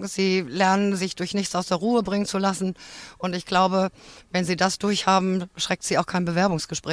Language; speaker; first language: German; native; German